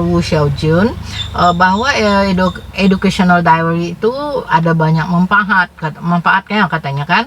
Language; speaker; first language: Indonesian; native; Indonesian